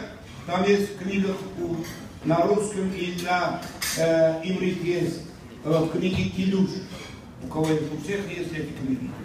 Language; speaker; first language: Russian; non-native, local second language; Tajik